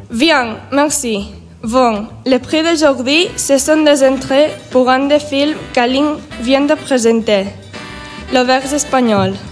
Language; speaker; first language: French; non-native, learner; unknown